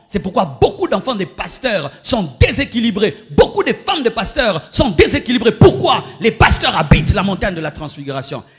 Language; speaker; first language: French; non-native, local second language; Lingala